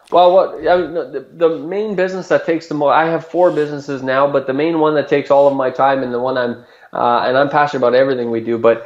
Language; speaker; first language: English; native; English